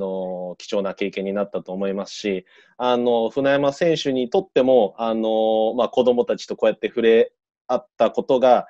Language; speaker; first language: Japanese; native; Japanese